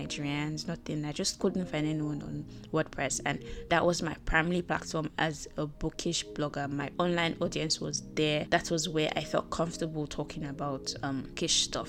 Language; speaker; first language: English; non-native, local second language; Yoruba